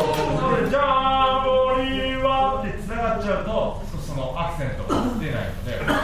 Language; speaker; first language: Japanese; native; Japanese